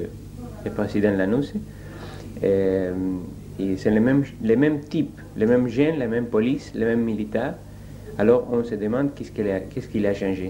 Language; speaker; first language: French; non-native, learner; Spanish